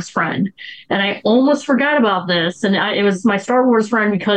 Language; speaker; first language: English; native; English